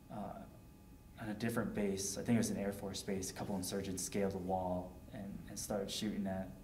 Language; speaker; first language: English; native; English